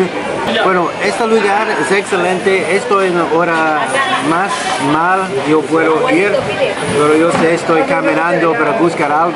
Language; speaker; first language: Spanish; non-native, learner; English